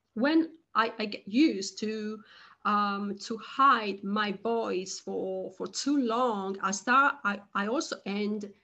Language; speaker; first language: English; non-native, fluent; Italian